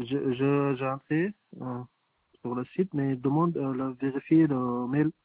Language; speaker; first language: French; non-native, learner; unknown